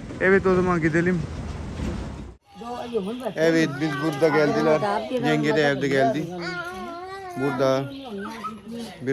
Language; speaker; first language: Turkish; non-native, learner; Punjabi